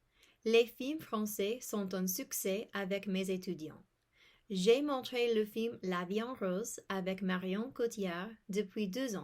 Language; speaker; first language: French; non-native, fluent; English